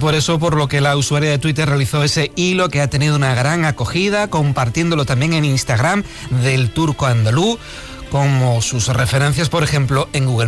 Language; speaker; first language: Spanish; native; Spanish